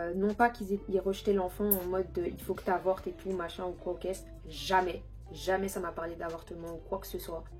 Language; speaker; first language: French; early bilingual, other home language; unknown